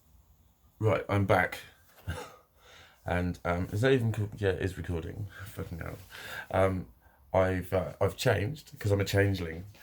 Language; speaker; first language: English; native; English